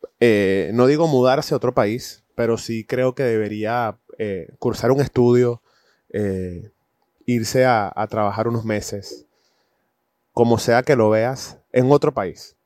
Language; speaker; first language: Spanish; native; Spanish